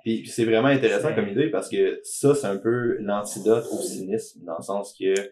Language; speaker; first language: French; native; French